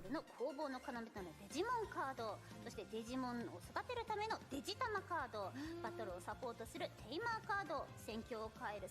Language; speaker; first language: Japanese; native; Japanese